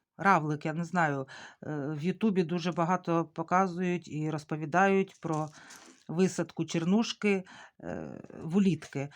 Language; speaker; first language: Ukrainian; native; Ukrainian